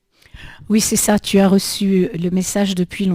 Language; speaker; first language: French; native; French